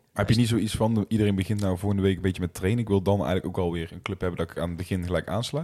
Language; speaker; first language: Dutch; native; Dutch